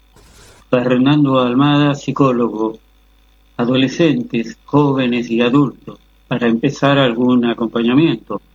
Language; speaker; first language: Spanish; native; Spanish